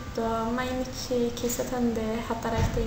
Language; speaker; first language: Japanese; non-native, learner; Swedish